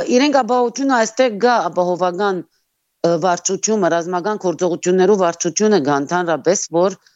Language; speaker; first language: Armenian; early bilingual, heritage; Armenian